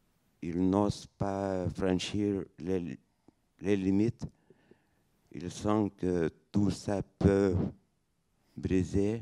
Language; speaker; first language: French; non-native, fluent; Lithuanian